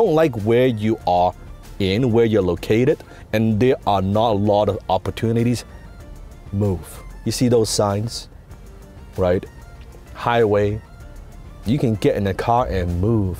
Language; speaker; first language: English; non-native, local second language; Cantonese